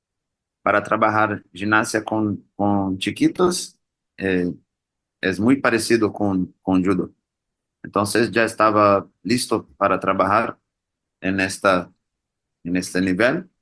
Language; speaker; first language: Spanish; non-native, learner; Portuguese